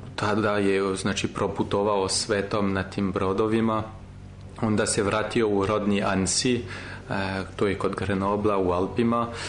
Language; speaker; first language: Serbian; non-native, fluent; French